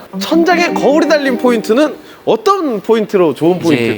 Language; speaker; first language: Korean; native; Korean